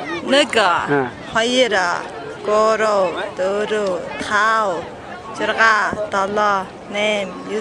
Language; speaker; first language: Chinese; non-native, local second language; Mongolian